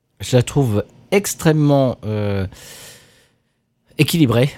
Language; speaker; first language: French; native; French